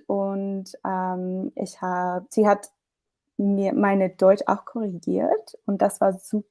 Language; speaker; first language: German; non-native, fluent; English